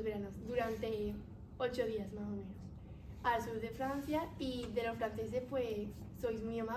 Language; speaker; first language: Spanish; native; Spanish